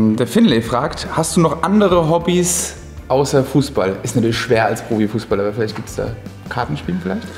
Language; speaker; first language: German; native; German